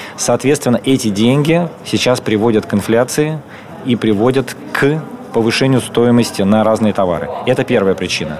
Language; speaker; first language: Russian; native; Russian